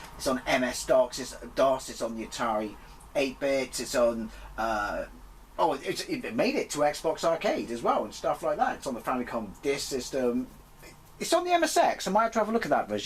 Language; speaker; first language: English; native; English